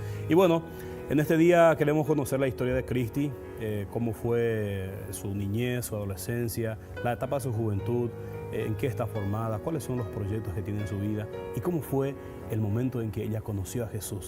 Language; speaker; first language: Spanish; native; Spanish